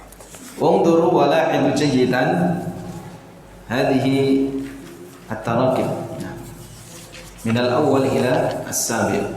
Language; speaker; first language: Arabic; non-native, fluent; Indonesian